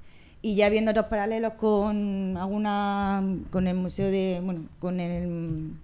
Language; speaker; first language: Spanish; native; Spanish